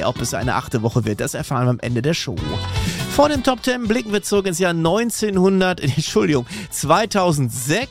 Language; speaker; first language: German; non-native, fluent; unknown